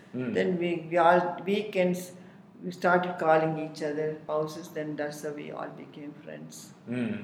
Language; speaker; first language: English; non-native, local second language; Tamil